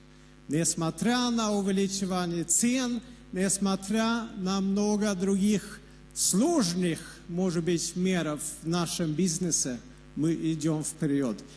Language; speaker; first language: Russian; non-native, fluent; Swedish